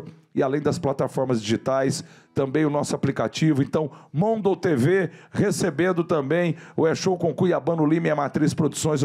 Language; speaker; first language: Portuguese; native; Portuguese